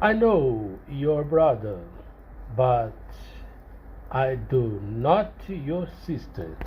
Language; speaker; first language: English; non-native, learner; Portuguese